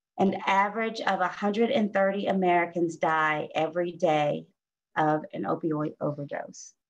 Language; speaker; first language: English; native; English